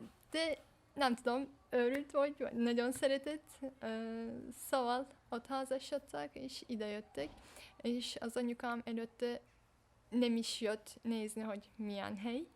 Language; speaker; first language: Hungarian; early bilingual, heritage; Turkish